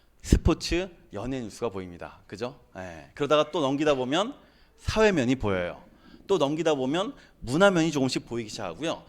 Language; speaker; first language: Korean; native; Korean